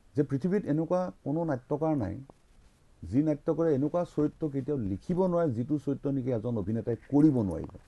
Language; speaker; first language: Assamese; native; Assamese